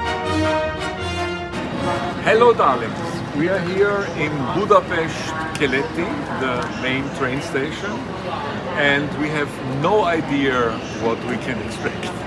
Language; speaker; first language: English; non-native, fluent; German